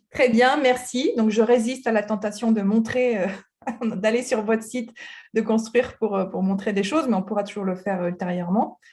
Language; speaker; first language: French; native; French